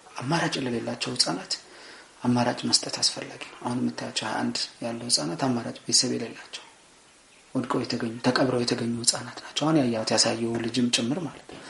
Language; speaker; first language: Amharic; non-native, local second language; Tigrinya